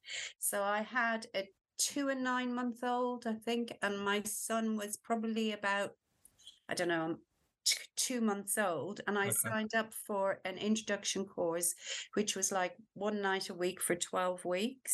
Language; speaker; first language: English; native; English